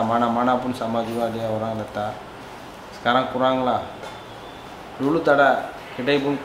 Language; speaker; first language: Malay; non-native, learner; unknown